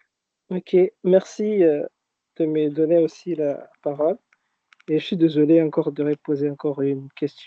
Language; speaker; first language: French; non-native, local second language; Arabic